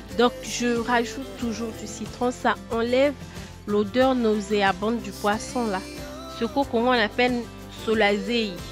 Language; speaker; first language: French; non-native, local second language; Lingala